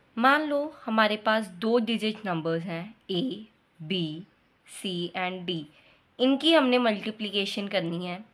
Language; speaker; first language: Hindi; non-native, local second language; Punjabi